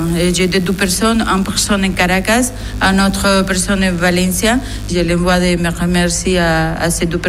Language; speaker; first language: French; non-native, learner; Spanish